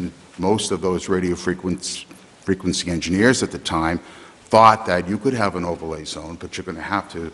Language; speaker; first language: English; native; English